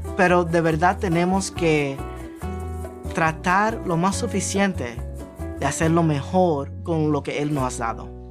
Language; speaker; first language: Spanish; early bilingual, heritage; Spanish